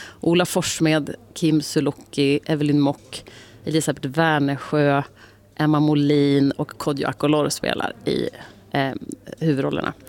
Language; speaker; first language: Swedish; native; Swedish